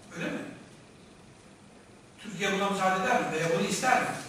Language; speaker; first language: Turkish; native; Turkish